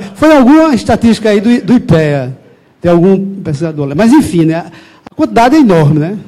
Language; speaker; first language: Portuguese; native; Portuguese